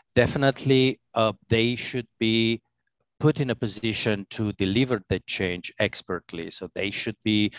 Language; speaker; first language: English; non-native, fluent; Romanian